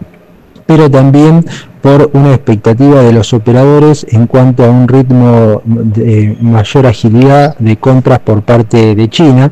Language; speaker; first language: Spanish; native; Spanish